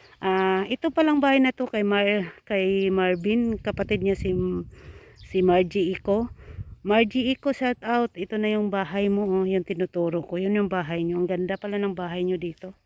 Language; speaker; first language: Filipino; non-native, local second language; Cebuano